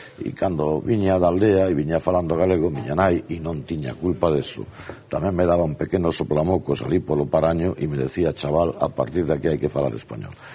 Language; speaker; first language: Galician; non-native, local second language; Spanish